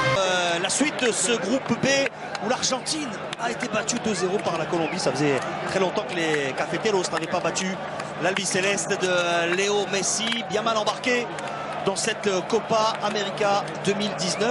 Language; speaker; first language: French; native; French